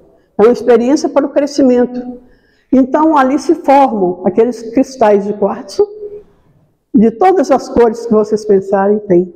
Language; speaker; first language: Portuguese; native; Portuguese